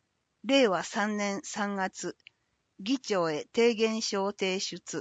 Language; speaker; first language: Japanese; native; Japanese